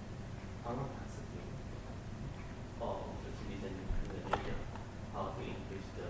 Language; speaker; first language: English; non-native, learner; Indonesian